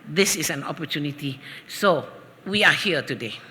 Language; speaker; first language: English; non-native, local second language; Malay